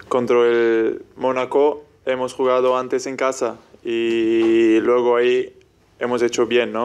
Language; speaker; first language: Spanish; non-native, fluent; German